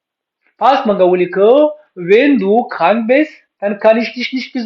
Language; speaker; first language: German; non-native, fluent; Pashto